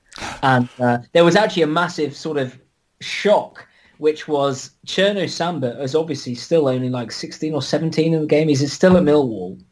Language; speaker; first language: English; native; English